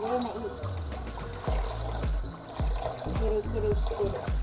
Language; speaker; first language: Japanese; non-native, learner; Filipino